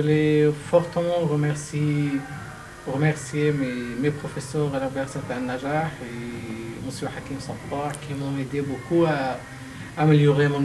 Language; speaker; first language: French; non-native, fluent; Arabic